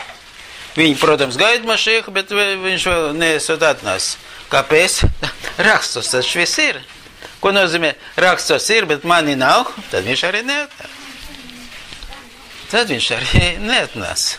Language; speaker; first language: Latvian; non-native, local second language; Russian